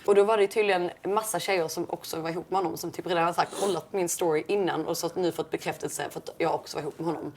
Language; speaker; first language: Swedish; native; Swedish